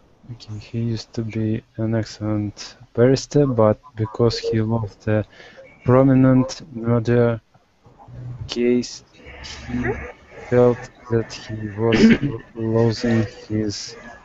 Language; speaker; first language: English; non-native, learner; Russian